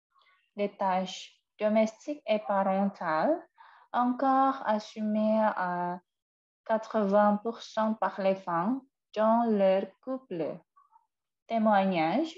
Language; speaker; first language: French; non-native, fluent; Indonesian